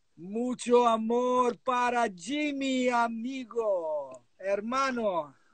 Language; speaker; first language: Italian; native; Italian